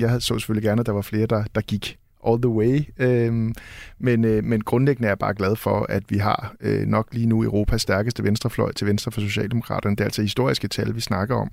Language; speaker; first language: Danish; native; Danish